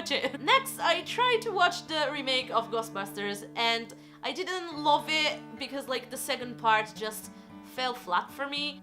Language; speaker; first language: English; non-native, fluent; Italian